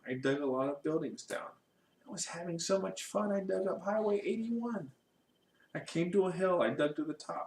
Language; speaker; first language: English; native; English